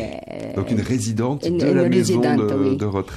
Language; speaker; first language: French; native; French